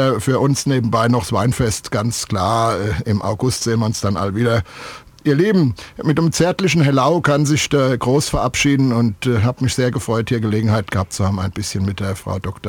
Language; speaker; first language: German; native; German